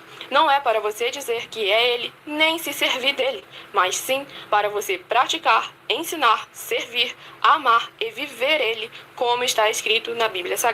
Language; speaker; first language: Portuguese; native; Portuguese